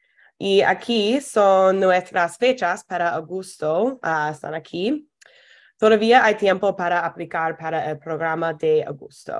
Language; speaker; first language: Spanish; non-native, fluent; English